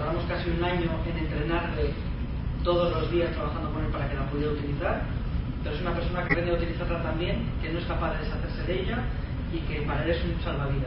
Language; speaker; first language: Spanish; native; Spanish